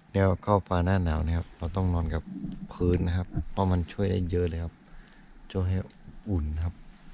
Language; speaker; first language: Thai; non-native, local second language; Karen languages